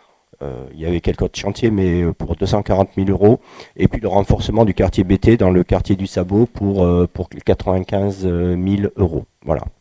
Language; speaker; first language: French; native; French